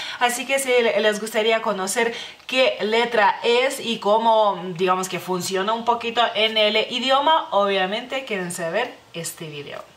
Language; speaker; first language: Spanish; non-native, fluent; Lithuanian